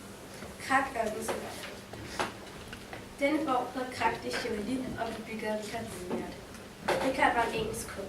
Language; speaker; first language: Danish; early bilingual, heritage; Danish